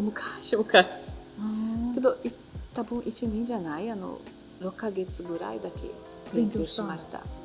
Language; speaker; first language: Japanese; non-native, learner; Portuguese